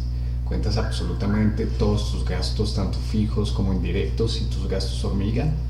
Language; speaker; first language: Spanish; native; Spanish